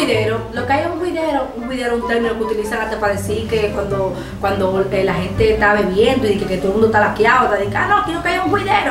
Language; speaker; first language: Spanish; native; Spanish